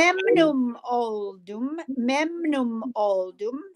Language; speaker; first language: Turkish; non-native, learner; English